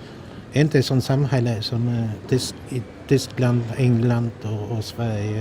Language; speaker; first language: Swedish; non-native, fluent; Polish